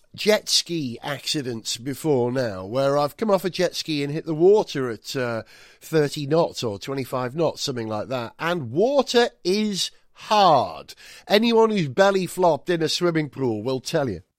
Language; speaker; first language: English; non-native, local second language; Welsh